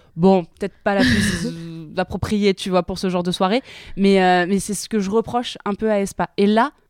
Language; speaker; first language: French; native; French